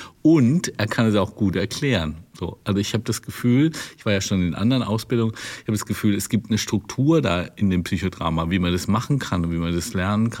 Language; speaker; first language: German; native; German